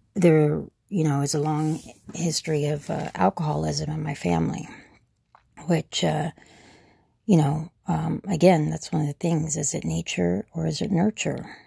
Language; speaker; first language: English; native; English